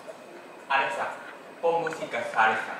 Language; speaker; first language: Spanish; non-native, learner; Japanese